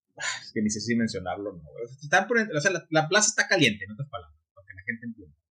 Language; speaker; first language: Spanish; early bilingual, heritage; Spanish